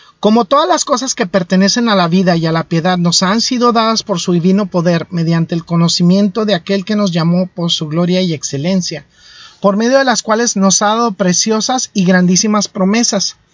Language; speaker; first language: Spanish; native; Spanish